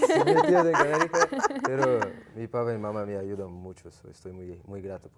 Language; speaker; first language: Spanish; non-native, learner; Portuguese